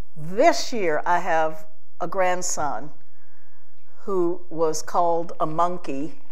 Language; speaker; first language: English; native; English